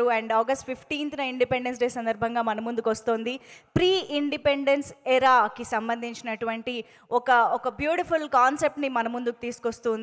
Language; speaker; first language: Telugu; native; Telugu